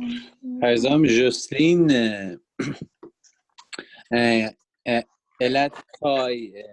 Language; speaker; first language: French; non-native, learner; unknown